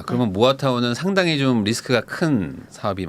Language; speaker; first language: Korean; native; Korean